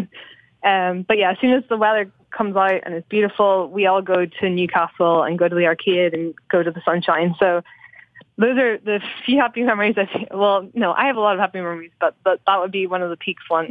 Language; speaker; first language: English; native; English